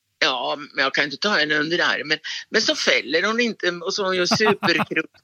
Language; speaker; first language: Swedish; native; Swedish